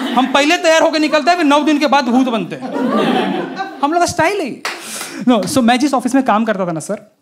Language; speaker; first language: Hindi; non-native, local second language; Gujarati